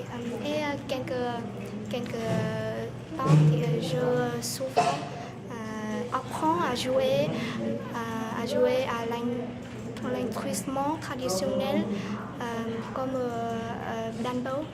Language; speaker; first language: French; non-native, learner; Vietnamese